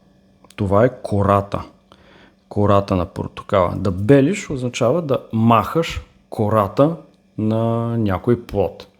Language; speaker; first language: Bulgarian; native; Bulgarian